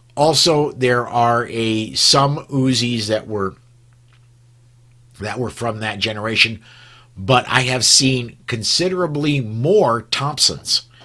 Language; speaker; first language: English; native; English